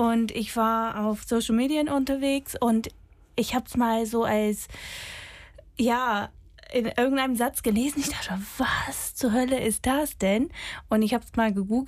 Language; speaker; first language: German; non-native, fluent; English